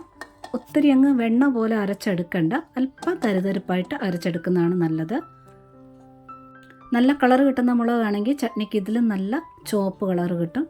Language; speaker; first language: Malayalam; native; Malayalam